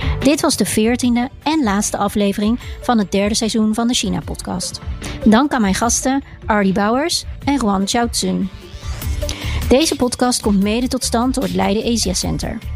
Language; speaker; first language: Dutch; native; Dutch